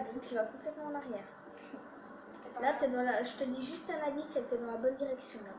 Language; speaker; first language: French; native; French